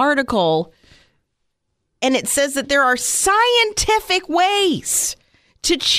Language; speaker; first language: English; native; English